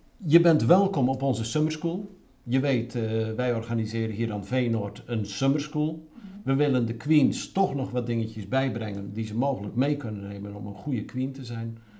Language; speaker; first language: Dutch; native; Dutch